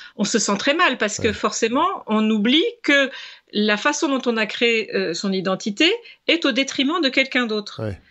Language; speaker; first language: French; native; French